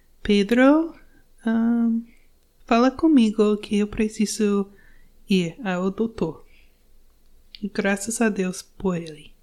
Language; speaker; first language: Portuguese; non-native, learner; English